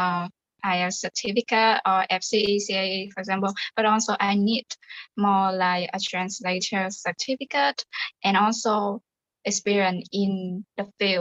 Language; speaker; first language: English; non-native, fluent; Vietnamese